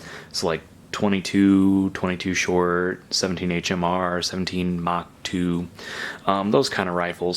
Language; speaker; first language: English; native; English